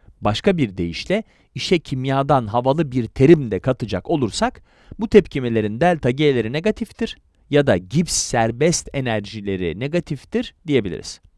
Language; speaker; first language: Turkish; native; Turkish